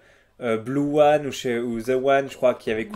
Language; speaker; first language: French; native; French